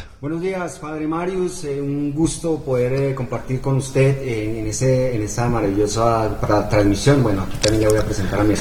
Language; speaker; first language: Spanish; native; Spanish